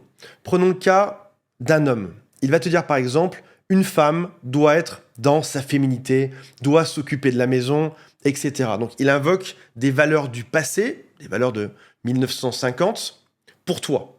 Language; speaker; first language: French; native; French